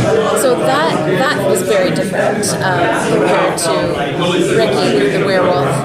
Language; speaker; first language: English; native; English